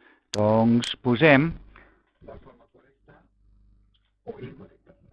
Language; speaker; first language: Catalan; non-native, local second language; Spanish